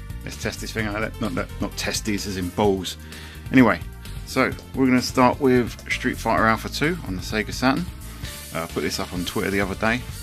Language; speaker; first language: English; native; English